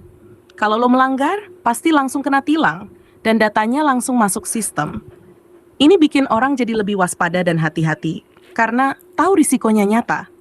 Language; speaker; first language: Indonesian; native; Indonesian